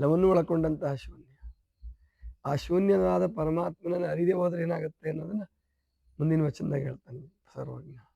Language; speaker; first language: Kannada; native; Kannada